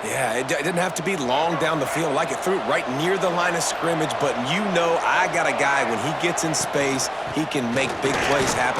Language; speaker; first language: English; native; English